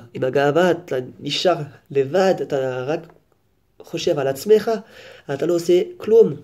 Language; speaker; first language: Hebrew; non-native, fluent; French